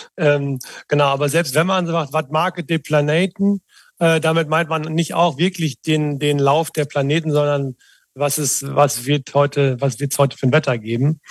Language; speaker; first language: German; native; German